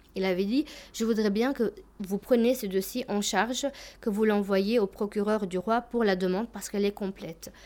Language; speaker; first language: French; early bilingual, other home language; Albanian